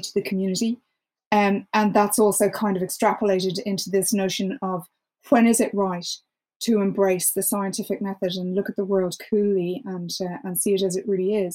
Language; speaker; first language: English; native; English